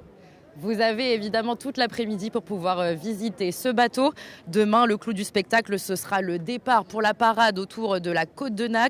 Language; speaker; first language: French; native; French